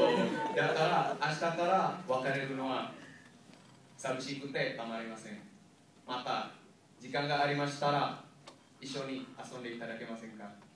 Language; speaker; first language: Japanese; non-native, learner; Indonesian